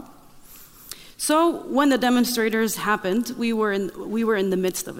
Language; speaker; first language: English; non-native, fluent; Arabic